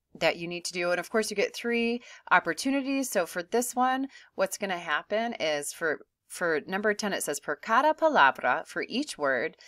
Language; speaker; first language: English; native; English